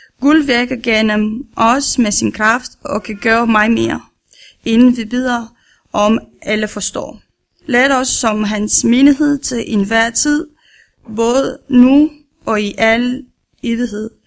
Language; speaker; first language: Danish; non-native, learner; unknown